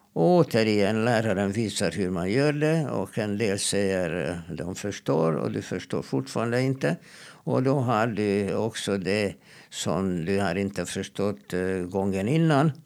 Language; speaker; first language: Swedish; non-native, fluent; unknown